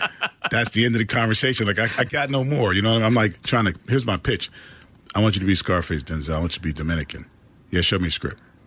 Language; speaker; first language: English; native; English